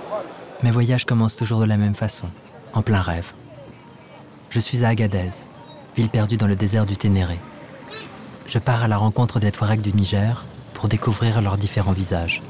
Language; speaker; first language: French; native; French